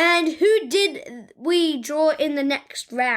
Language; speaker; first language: English; native; English